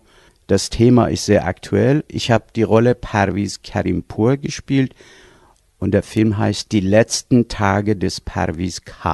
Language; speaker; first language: German; non-native, fluent; Persian